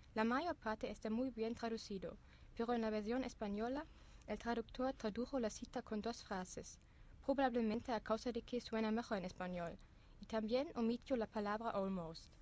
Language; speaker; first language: Spanish; non-native, fluent; German